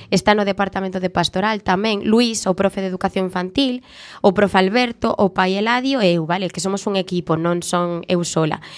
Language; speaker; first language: Galician; native; Galician